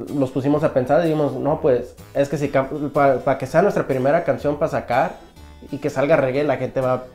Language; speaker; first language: Spanish; early bilingual, heritage; Spanish